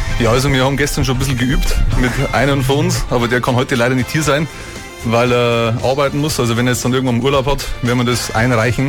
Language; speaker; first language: German; native; German